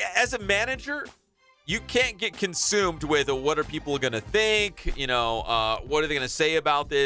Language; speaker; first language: English; native; English